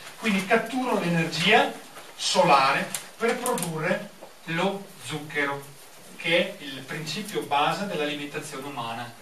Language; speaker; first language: Italian; native; Italian